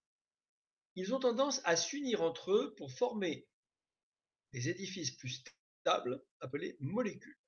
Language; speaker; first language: French; native; French